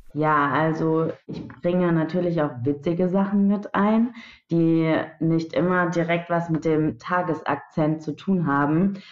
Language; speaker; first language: German; native; German